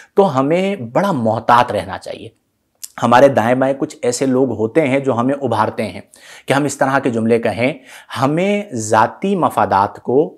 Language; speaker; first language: Urdu; native; Urdu